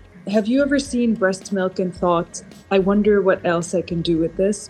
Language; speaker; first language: English; non-native, local second language; Arabic